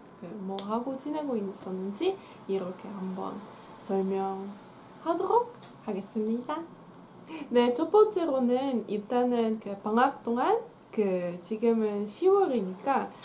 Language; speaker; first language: Korean; non-native, fluent; Dutch